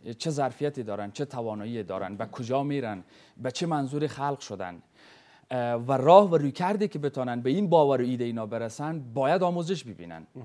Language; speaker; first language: Persian; native; Persian